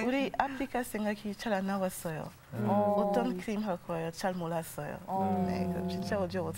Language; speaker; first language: Korean; non-native, learner; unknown